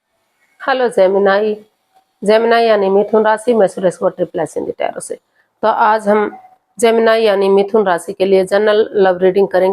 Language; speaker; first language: Hindi; native; Hindi